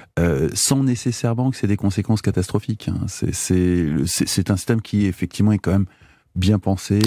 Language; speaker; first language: French; native; French